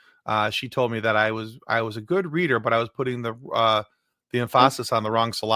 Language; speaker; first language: English; native; English